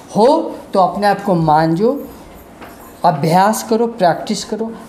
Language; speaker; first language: Hindi; native; Hindi